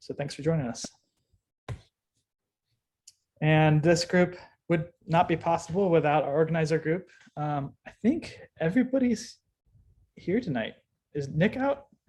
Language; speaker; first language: English; native; English